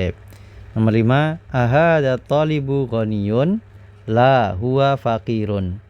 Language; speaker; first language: Arabic; non-native, fluent; Indonesian